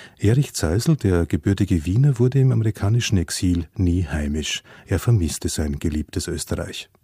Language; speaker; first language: German; native; German